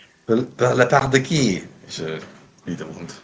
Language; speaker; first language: French; non-native, learner; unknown